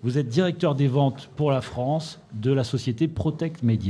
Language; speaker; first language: French; native; French